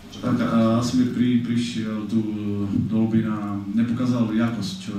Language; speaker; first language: Polish; non-native, learner; Slovak